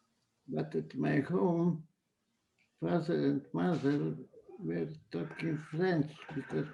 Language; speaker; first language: English; non-native, fluent; Polish